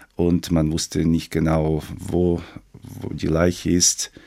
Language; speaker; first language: German; non-native, fluent; Ukrainian